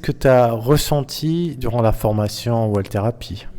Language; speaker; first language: French; native; French